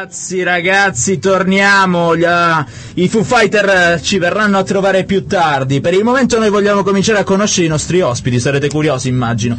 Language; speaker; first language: Italian; native; Italian